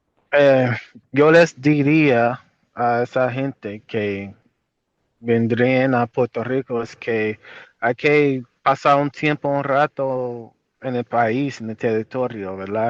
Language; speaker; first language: Spanish; non-native, fluent; English